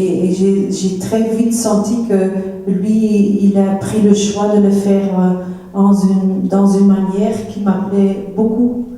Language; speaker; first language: French; non-native, local second language; Dutch